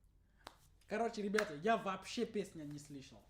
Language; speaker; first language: Russian; non-native, learner; English